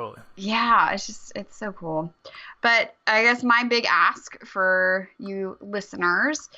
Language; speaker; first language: English; native; English